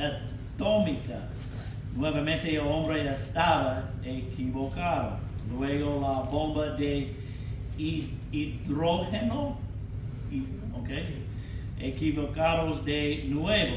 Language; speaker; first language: Spanish; non-native, fluent; English